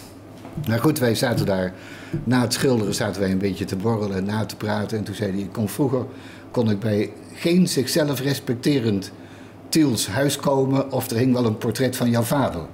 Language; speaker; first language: Dutch; native; Dutch